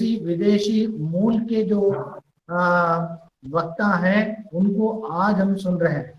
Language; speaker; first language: Hindi; non-native, local second language; Kannada